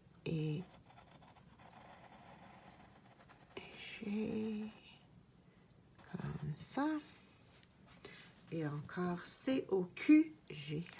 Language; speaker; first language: French; non-native, fluent; English